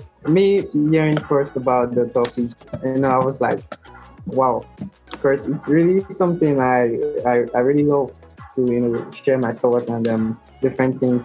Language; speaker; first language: English; non-native, local second language; Yoruba